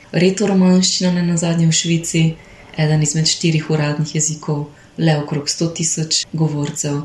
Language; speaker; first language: Slovenian; native; Slovenian